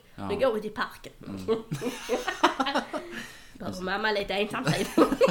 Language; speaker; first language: Swedish; native; Swedish